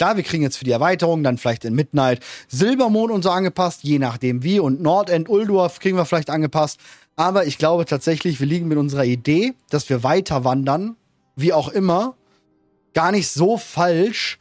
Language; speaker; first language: German; native; German